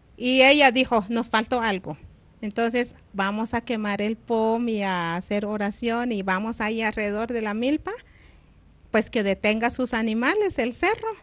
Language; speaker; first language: Spanish; non-native, local second language; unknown